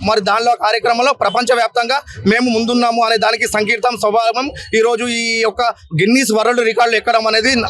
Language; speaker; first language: Telugu; non-native, local second language; Lambadi